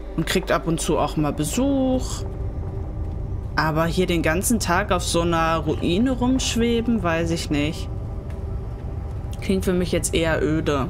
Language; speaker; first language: German; native; German